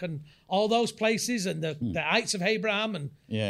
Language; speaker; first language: English; native; English